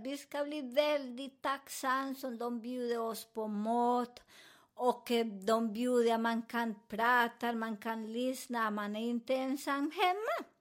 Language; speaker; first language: Swedish; non-native, learner; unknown